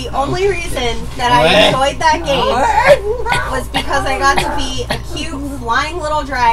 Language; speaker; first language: English; native; English